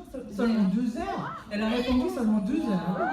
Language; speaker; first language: French; non-native, fluent; Korean